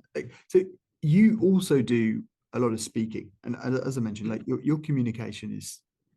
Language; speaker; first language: English; native; English